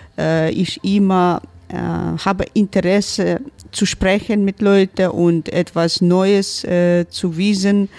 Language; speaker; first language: German; non-native, learner; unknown